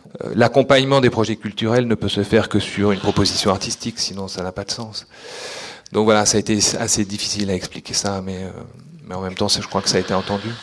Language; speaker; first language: French; native; French